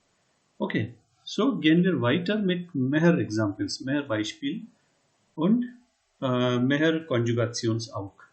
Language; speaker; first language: German; non-native, fluent; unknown